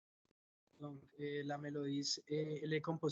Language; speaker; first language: French; non-native, fluent; Spanish